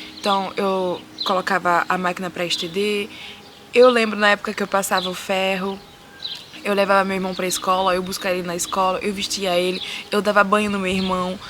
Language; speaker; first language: Portuguese; early bilingual, heritage; Portuguese